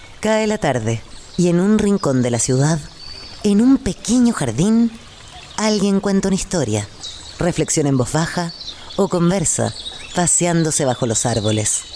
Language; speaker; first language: Spanish; native; Spanish